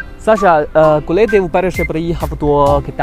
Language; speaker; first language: Ukrainian; non-native, learner; Chinese